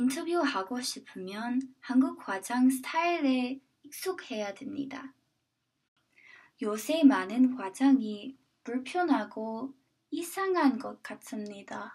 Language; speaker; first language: Korean; non-native, learner; English